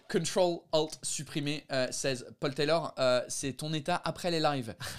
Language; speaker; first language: French; non-native, fluent; English